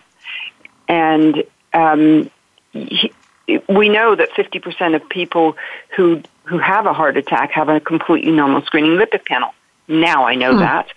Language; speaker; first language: English; native; English